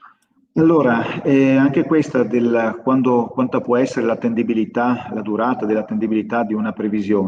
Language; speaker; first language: Italian; native; Italian